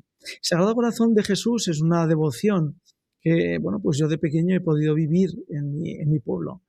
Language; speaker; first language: Spanish; native; Spanish